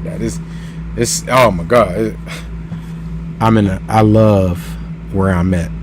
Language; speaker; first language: English; native; English